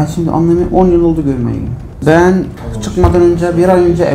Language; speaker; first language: Turkish; non-native, learner; Arabic